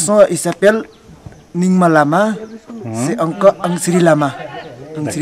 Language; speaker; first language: French; non-native, learner; Nepali